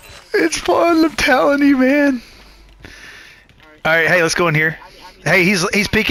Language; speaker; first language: English; native; English